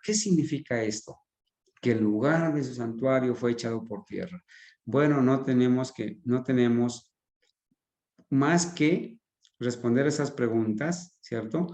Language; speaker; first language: Spanish; native; Spanish